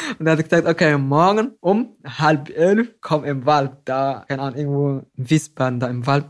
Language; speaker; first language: German; non-native, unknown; Somali